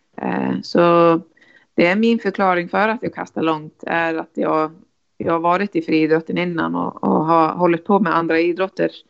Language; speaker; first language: Swedish; non-native, fluent; Icelandic